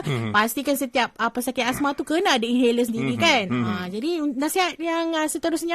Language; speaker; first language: Malay; native; Malay